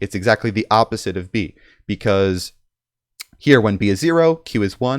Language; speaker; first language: English; native; English